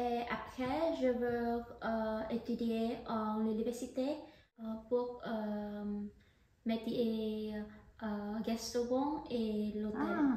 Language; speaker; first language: French; non-native, learner; Vietnamese